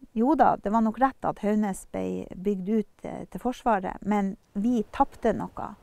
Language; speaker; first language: Norwegian; native; Norwegian